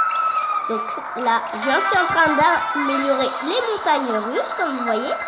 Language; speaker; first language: French; native; French